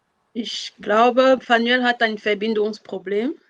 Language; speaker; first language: German; non-native, fluent; French